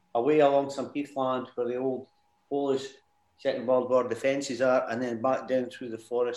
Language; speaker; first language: English; native; English